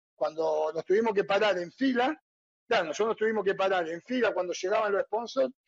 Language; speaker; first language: Spanish; native; Spanish